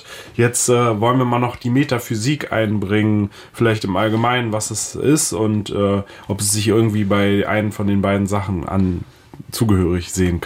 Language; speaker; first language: German; native; German